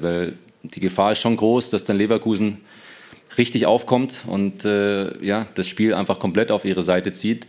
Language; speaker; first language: German; native; German